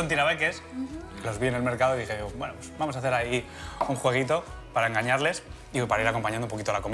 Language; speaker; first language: Spanish; native; Spanish